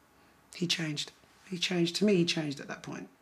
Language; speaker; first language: English; native; English